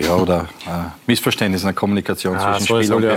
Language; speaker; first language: German; native; German